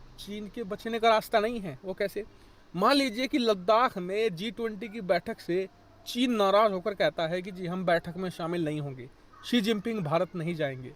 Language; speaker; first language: Hindi; native; Hindi